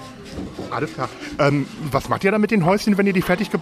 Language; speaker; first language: German; native; German